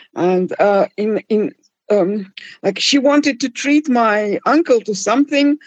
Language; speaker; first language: English; non-native, fluent; German